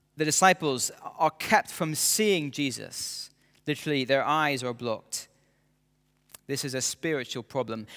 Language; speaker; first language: English; native; English